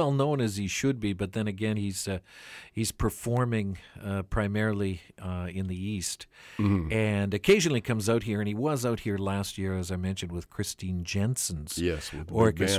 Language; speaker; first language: English; non-native, fluent; Ukrainian